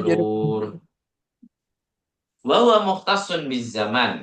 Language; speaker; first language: Arabic; non-native, fluent; Indonesian